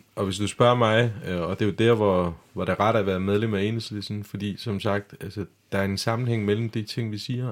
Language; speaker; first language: Danish; non-native, fluent; Turkish